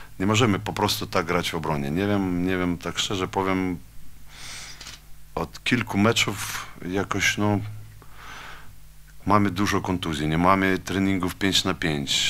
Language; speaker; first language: Polish; non-native, fluent; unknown